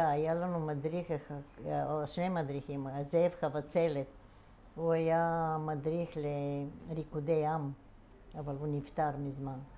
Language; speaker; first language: Hebrew; non-native, fluent; Bulgarian